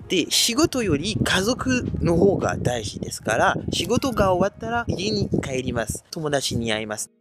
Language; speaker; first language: Japanese; non-native, fluent; French